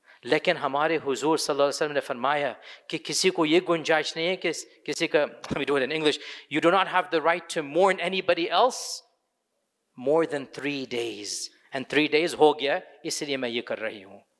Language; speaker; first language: Urdu; early bilingual, other home language; English